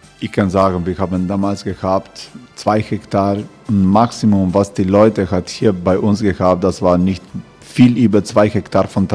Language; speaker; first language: German; non-native, fluent; Croatian